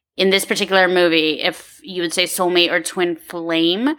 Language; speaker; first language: English; early bilingual, other home language; Ukrainian